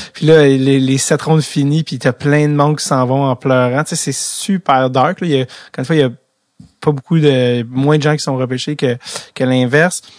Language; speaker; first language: French; native; French